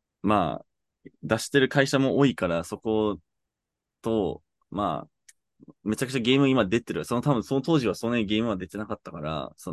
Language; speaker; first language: Japanese; non-native, fluent; English